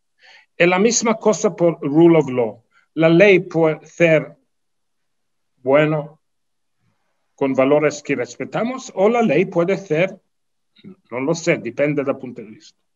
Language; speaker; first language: Spanish; non-native, fluent; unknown